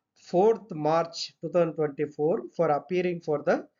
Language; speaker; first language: English; non-native, local second language; Telugu